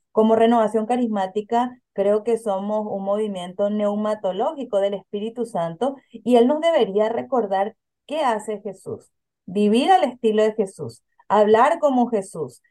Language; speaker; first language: Spanish; native; Spanish